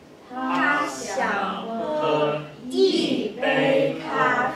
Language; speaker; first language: Chinese; non-native, learner; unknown